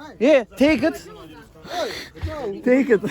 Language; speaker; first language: English; non-native, learner; Turkish